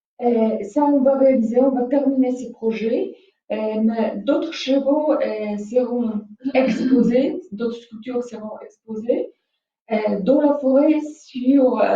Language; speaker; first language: French; non-native, fluent; Polish